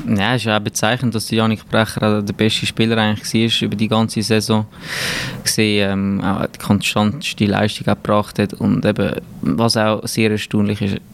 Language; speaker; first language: German; native; German